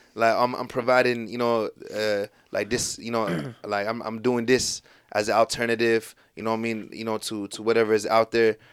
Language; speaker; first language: English; native; English